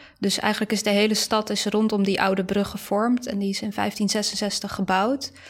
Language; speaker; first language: Dutch; early bilingual, other home language; Bosnian